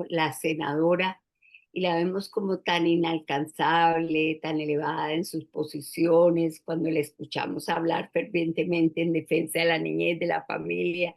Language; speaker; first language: Spanish; native; Spanish